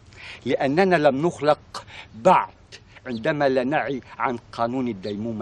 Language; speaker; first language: Arabic; native; Arabic